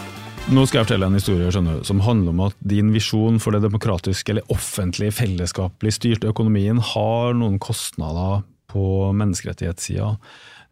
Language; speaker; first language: Norwegian; native; Norwegian